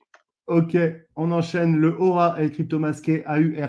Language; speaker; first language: French; native; French